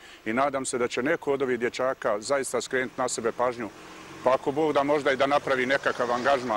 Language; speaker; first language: Bosnian; native; Bosnian